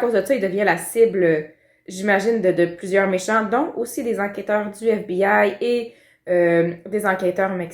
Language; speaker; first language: French; native; French